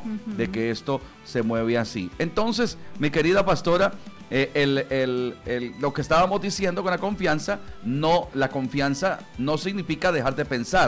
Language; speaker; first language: Spanish; native; Spanish